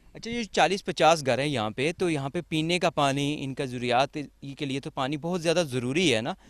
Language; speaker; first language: Urdu; non-native, local second language; Punjabi